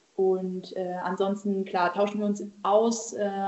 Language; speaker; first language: German; native; German